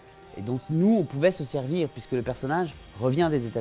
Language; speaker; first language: French; native; French